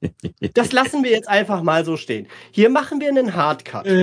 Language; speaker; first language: German; native; German